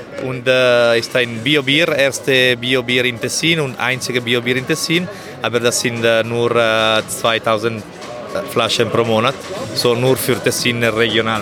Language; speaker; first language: German; non-native, learner; Italian